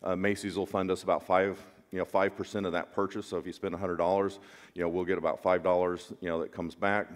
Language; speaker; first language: English; native; English